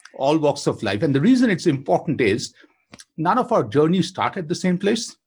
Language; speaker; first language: English; non-native, local second language; Bangla